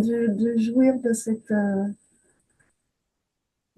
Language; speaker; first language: French; native; French